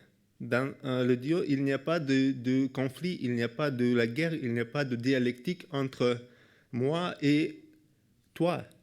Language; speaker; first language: French; non-native, learner; Russian